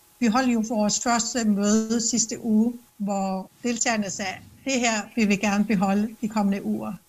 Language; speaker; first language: Danish; non-native, local second language; Kalaallisut